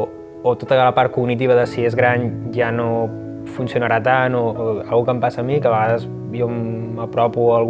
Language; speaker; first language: Catalan; native; Catalan